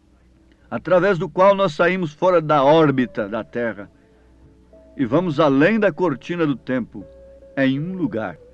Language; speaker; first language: Portuguese; native; Portuguese